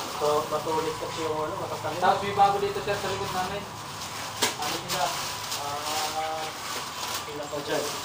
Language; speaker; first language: Filipino; native; Filipino